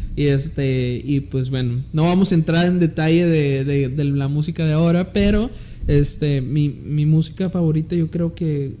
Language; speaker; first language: Spanish; early bilingual, heritage; Spanish